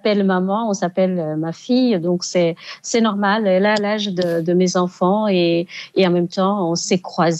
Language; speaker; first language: French; non-native, local second language; Rundi